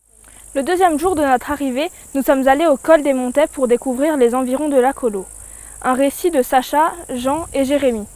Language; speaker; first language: French; native; French